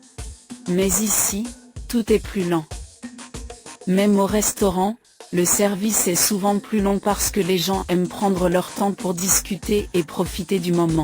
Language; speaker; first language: French; non-native, fluent; Thai